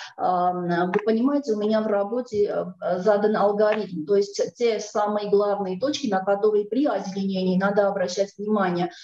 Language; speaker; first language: Russian; non-native, local second language; Armenian